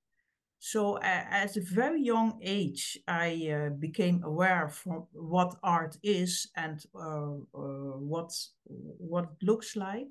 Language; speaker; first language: English; non-native, fluent; Dutch